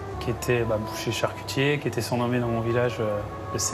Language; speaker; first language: French; native; French